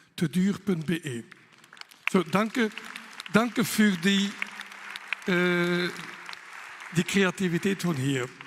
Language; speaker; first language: German; non-native, learner; Dutch